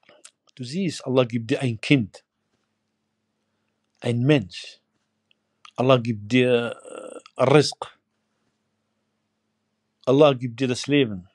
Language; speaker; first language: German; non-native, fluent; Arabic